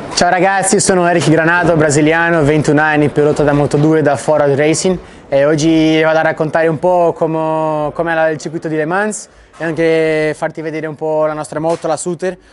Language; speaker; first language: Italian; non-native, fluent; Portuguese